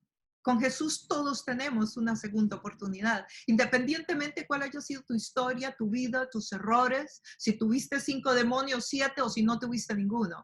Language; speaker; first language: Spanish; native; Spanish